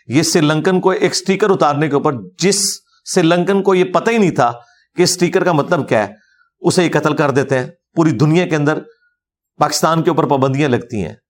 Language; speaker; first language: Urdu; non-native, local second language; Punjabi